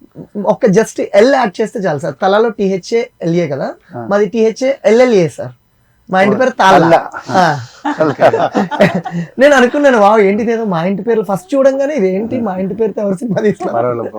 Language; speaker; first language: Telugu; native; Telugu